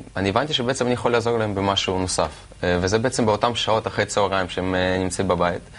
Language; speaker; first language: Hebrew; non-native, fluent; Russian